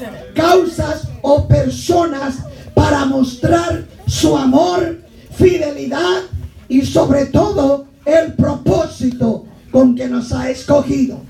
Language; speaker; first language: Spanish; native; Spanish